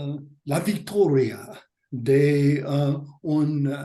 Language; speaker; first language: Spanish; non-native, learner; English